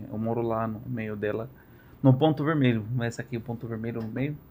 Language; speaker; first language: Portuguese; non-native, learner; Arabic